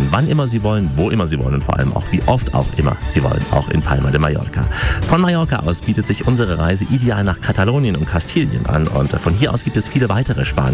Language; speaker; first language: German; native; German